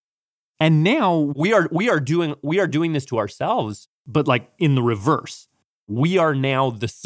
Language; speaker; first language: English; native; English